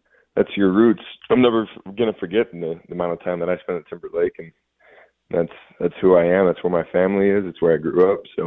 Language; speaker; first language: English; native; English